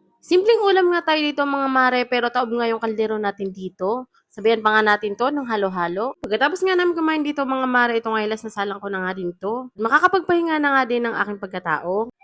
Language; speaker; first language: Filipino; non-native, local second language; Bikol